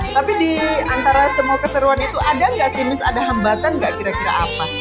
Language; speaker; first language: Indonesian; native; Indonesian